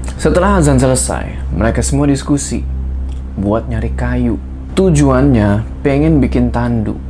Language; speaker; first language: Indonesian; native; Indonesian